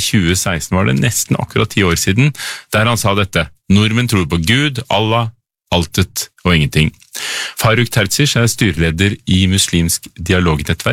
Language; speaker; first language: Norwegian; native; Norwegian